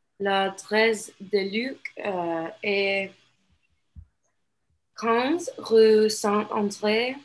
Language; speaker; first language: French; non-native, learner; English